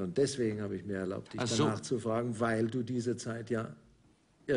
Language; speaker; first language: German; native; German